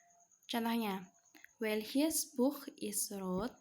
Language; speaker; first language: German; non-native, fluent; Indonesian